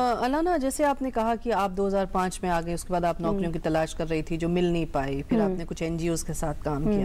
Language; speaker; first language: Hindi; native; Hindi